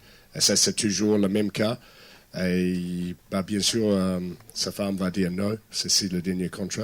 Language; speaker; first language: French; non-native, fluent; English